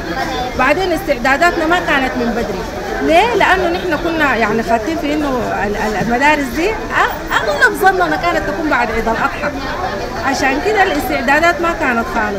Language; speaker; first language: Arabic; native; Arabic